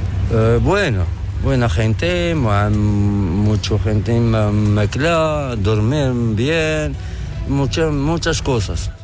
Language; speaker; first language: Spanish; non-native, learner; Arabic